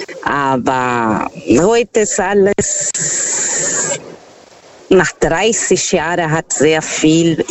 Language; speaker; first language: German; non-native, fluent; Portuguese